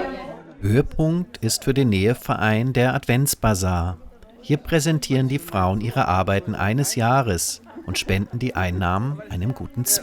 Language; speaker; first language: German; native; German